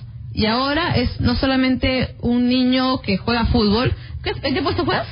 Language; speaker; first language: Spanish; native; Spanish